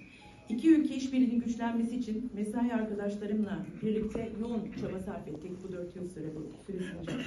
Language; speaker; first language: Turkish; native; Turkish